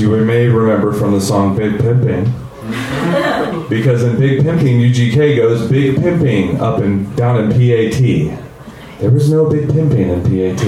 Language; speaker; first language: English; native; English